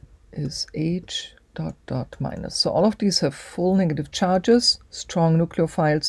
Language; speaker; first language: English; native; English